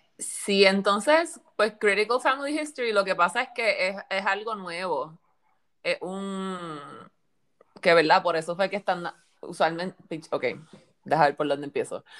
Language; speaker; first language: Spanish; native; Spanish